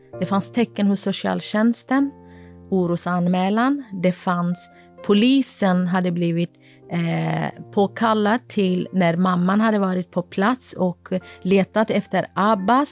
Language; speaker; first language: Swedish; non-native, fluent; Kurdish